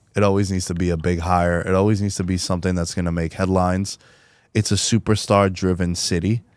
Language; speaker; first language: English; native; English